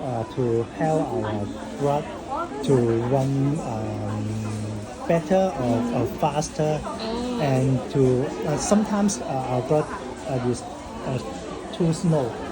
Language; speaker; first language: English; non-native, learner; Cantonese